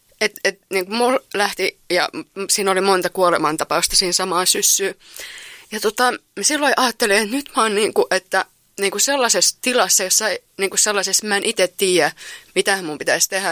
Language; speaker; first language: Finnish; native; Finnish